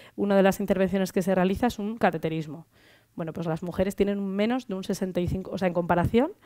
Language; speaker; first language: Spanish; native; Spanish